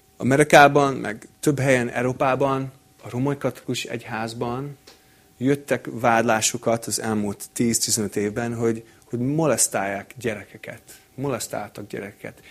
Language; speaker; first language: Hungarian; non-native, fluent; English